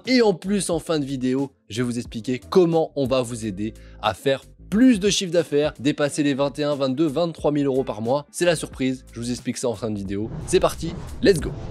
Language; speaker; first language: French; native; French